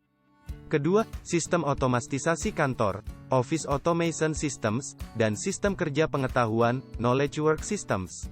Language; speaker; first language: Indonesian; native; Indonesian